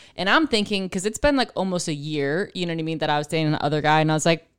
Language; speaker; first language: English; native; English